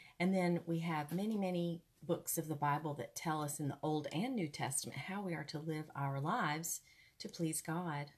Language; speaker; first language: English; native; English